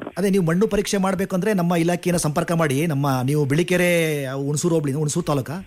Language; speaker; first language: Kannada; native; Kannada